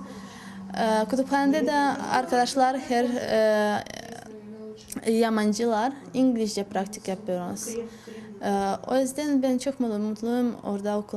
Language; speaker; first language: Turkish; non-native, learner; Crimean Tatar